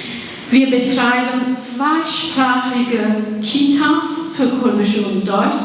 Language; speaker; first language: German; non-native, fluent; Kurdish